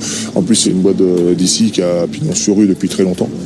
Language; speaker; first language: French; native; French